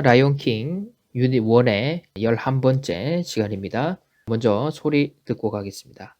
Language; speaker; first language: Korean; native; Korean